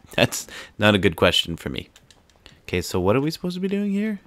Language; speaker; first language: English; native; English